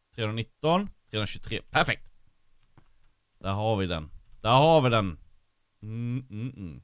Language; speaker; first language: Swedish; native; Swedish